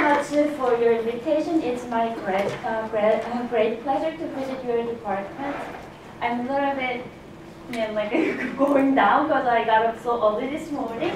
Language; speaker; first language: English; non-native, fluent; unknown